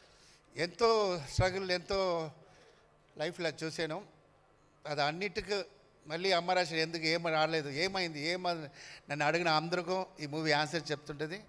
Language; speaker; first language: Telugu; non-native, learner; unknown